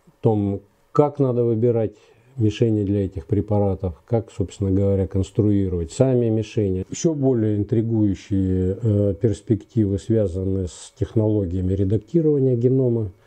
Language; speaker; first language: Russian; native; Russian